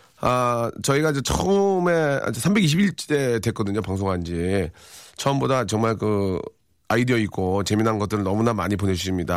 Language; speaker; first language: Korean; native; Korean